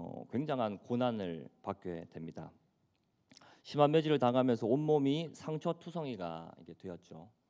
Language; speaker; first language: Korean; native; Korean